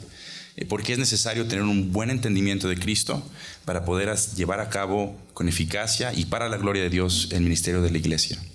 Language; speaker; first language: Spanish; native; Spanish